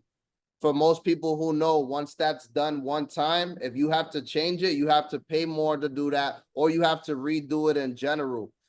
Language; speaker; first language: English; native; English